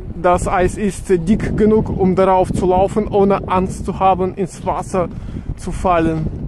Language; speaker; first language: German; non-native, fluent; Russian